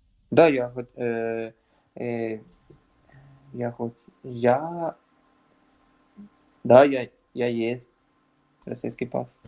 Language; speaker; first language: Russian; non-native, learner; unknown